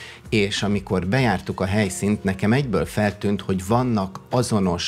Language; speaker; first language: Hungarian; native; Hungarian